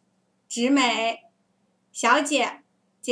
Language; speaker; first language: Chinese; non-native, learner; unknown